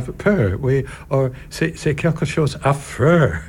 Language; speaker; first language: French; non-native, learner; English